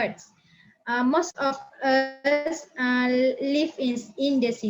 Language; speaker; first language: English; non-native, local second language; Malay